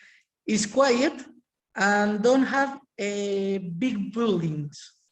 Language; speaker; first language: English; non-native, learner; Spanish